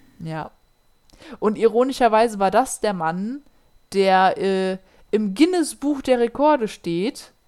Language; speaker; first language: German; native; German